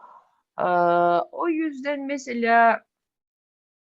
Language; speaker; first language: Turkish; non-native, fluent; Yakut